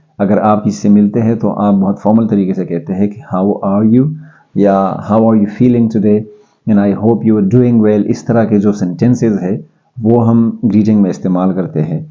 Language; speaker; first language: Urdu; non-native, local second language; Pashto